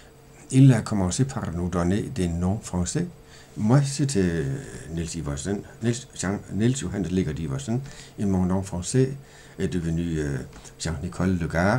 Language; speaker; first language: French; non-native, fluent; Danish